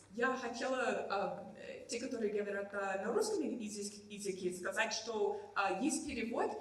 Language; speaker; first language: Russian; non-native, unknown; English